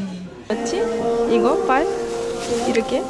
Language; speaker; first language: Korean; non-native, fluent; Russian